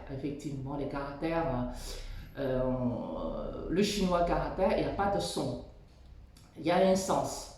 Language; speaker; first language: French; non-native, fluent; Chinese